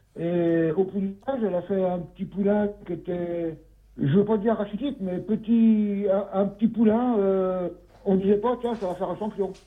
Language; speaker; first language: French; native; French